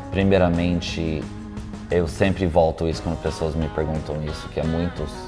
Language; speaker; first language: Portuguese; non-native, local second language; English